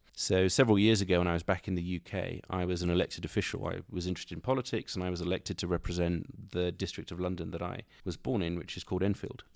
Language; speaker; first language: English; native; English